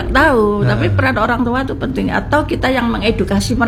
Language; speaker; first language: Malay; non-native, local second language; Javanese